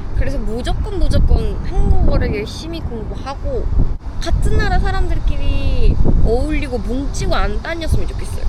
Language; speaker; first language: Korean; non-native, fluent; Uzbek